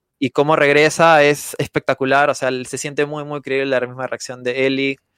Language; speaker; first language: Spanish; native; Spanish